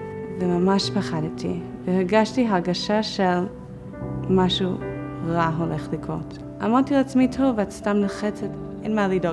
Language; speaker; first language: Hebrew; non-native, fluent; English